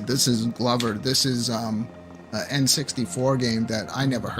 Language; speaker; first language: English; native; English